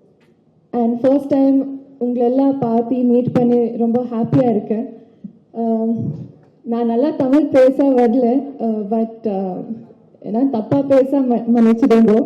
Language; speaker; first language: Tamil; non-native, learner; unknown